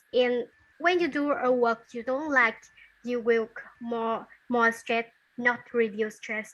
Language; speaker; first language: English; non-native, learner; Vietnamese